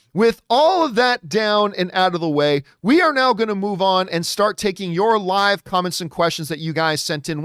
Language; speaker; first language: English; native; English